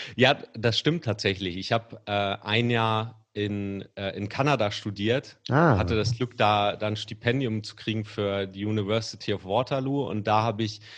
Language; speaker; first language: German; native; German